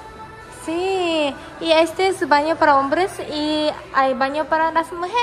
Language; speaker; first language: Spanish; non-native, learner; Japanese